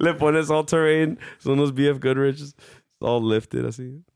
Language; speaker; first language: English; early bilingual, other home language; Spanish